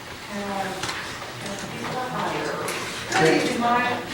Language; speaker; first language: English; native; English